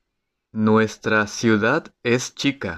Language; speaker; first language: Spanish; non-native, fluent; Japanese